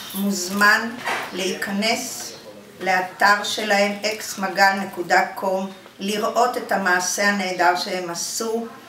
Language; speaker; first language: Hebrew; native; Hebrew